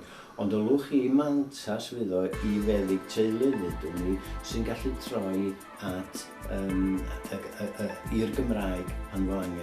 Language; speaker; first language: Welsh; native; Welsh